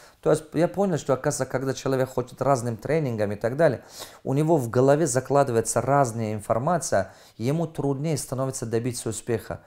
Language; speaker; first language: Russian; non-native, fluent; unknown